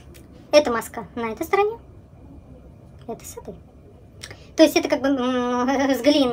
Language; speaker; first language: Russian; native; Russian